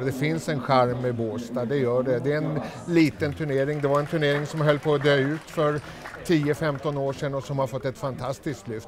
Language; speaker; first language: Swedish; native; Swedish